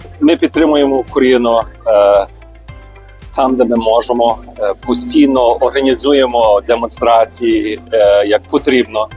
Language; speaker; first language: Ukrainian; early bilingual, heritage; Ukrainian